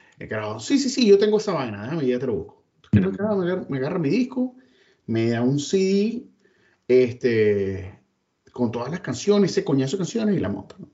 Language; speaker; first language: Spanish; native; Spanish